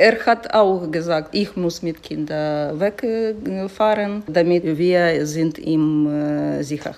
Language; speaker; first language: German; non-native, learner; Ukrainian